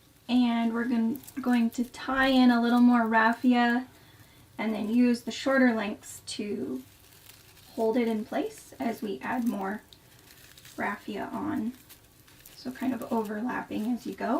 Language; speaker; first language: English; native; English